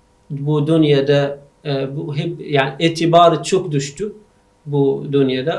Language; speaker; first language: Turkish; non-native, fluent; Arabic